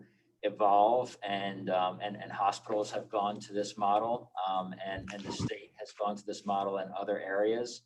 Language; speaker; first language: English; native; English